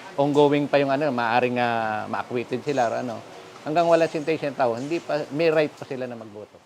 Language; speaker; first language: Filipino; non-native, local second language; Bikol